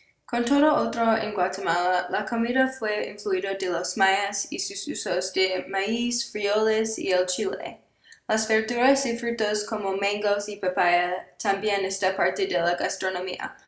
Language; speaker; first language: Spanish; non-native, learner; English